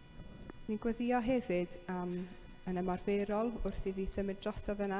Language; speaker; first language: Welsh; native; Welsh